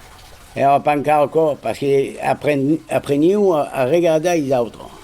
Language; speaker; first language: French; non-native, fluent; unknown